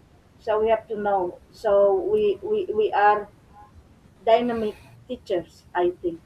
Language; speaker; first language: English; non-native, learner; Indonesian